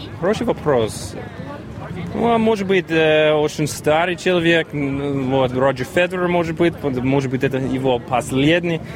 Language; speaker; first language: Russian; early bilingual, heritage; English